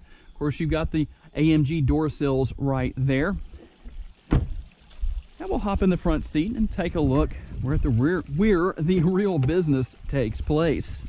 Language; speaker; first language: English; native; English